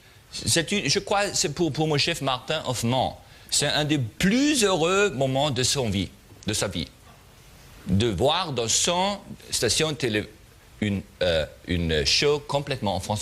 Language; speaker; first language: French; non-native, learner; German